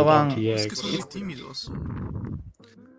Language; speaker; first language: Spanish; native; Spanish